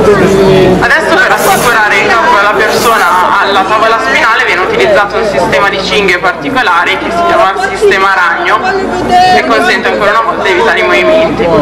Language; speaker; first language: Italian; native; Italian